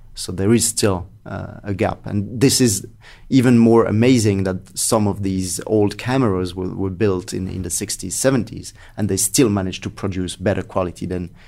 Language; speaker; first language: English; non-native, fluent; French